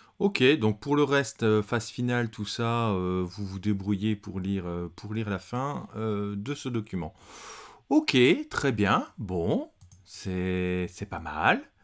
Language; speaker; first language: French; native; French